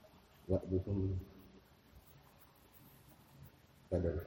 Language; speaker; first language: Arabic; non-native, learner; Indonesian